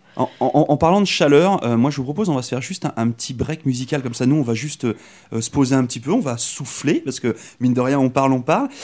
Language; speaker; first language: French; native; French